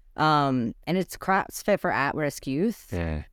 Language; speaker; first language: English; native; English